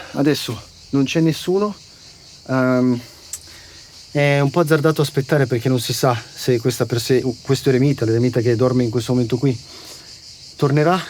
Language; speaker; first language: Italian; native; Italian